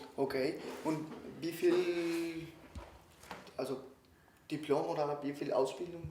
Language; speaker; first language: German; non-native, learner; Spanish